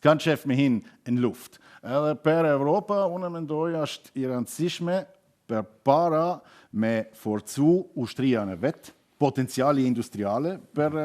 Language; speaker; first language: Albanian; non-native, learner; German